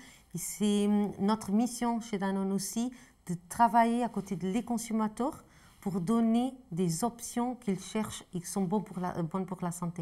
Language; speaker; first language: French; non-native, fluent; Portuguese